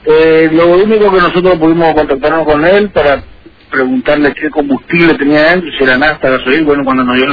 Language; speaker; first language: Spanish; native; Spanish